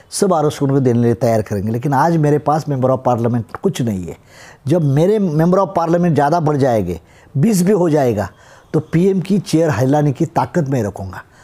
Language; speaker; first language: Hindi; non-native, local second language; Marathi